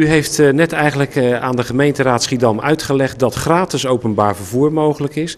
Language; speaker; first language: Dutch; native; Dutch